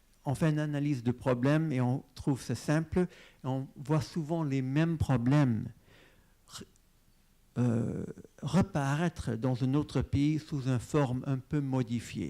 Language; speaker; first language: French; non-native, fluent; English